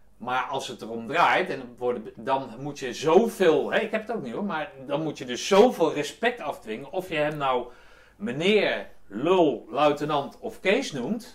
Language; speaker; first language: Dutch; native; Dutch